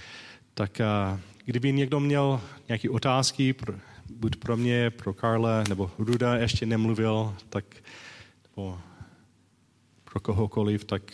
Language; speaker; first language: Czech; non-native, learner; English